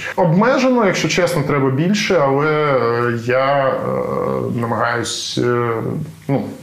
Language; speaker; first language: Ukrainian; native; Ukrainian